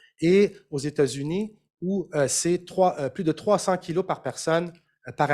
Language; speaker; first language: French; native; French